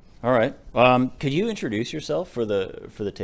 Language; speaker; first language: English; native; English